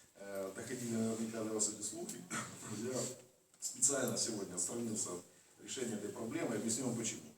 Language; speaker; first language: Russian; native; Russian